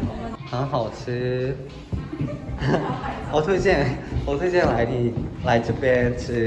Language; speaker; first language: Chinese; non-native, fluent; Japanese